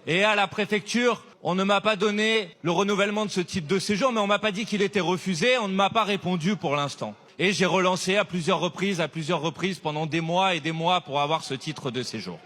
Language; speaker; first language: French; native; French